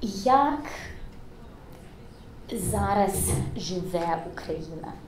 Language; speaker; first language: Ukrainian; early bilingual, heritage; English